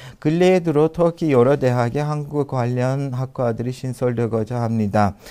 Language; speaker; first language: Korean; non-native, fluent; Turkish